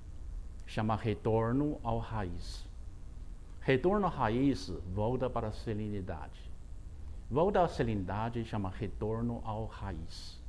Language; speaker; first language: Portuguese; non-native, fluent; Chinese